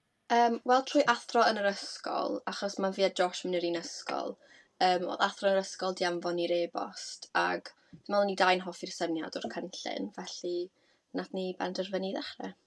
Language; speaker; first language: Welsh; native; Welsh